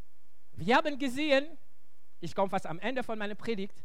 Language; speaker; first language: German; non-native, local second language; French